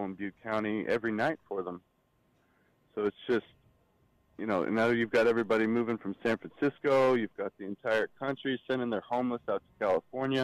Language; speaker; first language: English; native; English